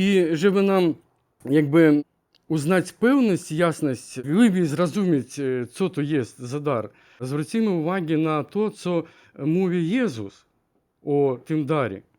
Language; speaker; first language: Polish; non-native, learner; Ukrainian